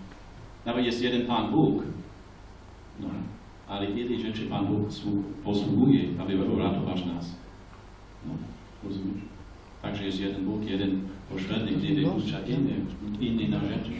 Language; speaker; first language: Polish; non-native, fluent; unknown